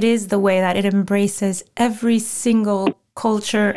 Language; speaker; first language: English; non-native, fluent; Spanish